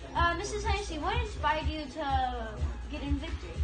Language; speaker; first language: English; native; English